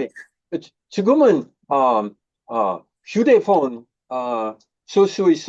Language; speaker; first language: Korean; non-native, learner; English